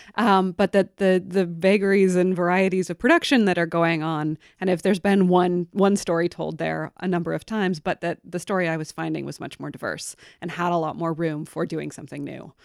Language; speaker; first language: English; native; English